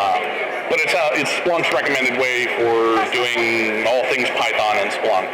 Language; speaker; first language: English; native; English